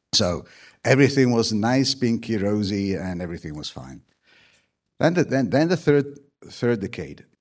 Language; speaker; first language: English; non-native, fluent; Slovak